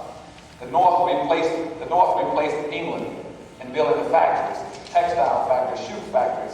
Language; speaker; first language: English; native; English